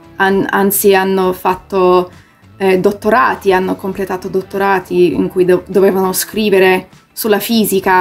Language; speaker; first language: Italian; early bilingual, heritage; English